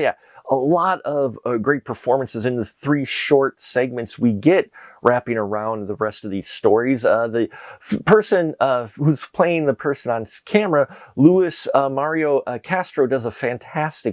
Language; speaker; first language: English; native; English